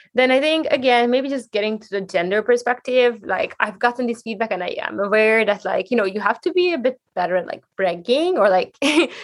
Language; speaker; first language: English; non-native, fluent; Hungarian